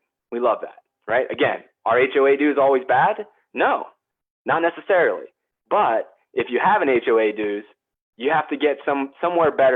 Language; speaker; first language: English; native; English